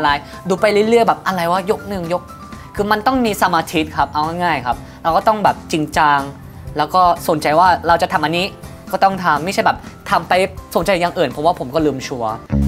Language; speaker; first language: Thai; non-native, fluent; Korean